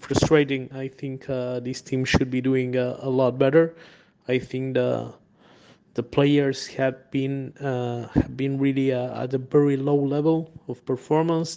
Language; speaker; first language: English; non-native, fluent; Spanish